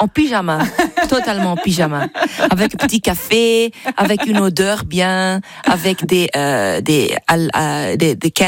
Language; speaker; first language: French; non-native, learner; Dutch